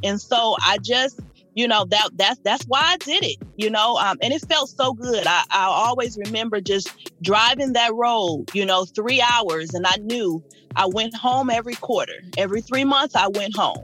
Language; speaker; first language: English; native; English